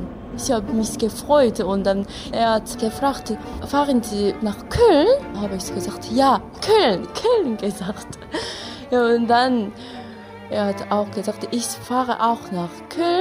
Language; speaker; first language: German; non-native, learner; Korean